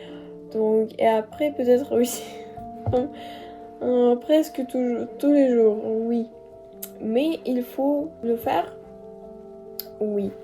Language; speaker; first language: French; non-native, learner; Russian